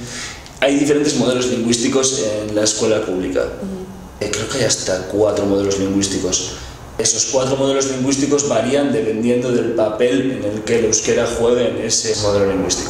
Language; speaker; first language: Spanish; non-native, local second language; Basque